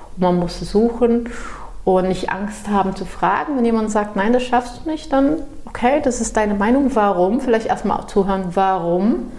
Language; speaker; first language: German; non-native, fluent; Portuguese